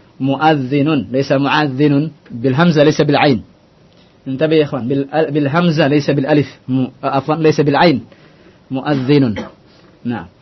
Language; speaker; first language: Arabic; non-native, fluent; Indonesian